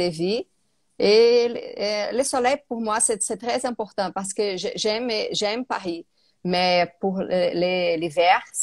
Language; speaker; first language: French; non-native, learner; Portuguese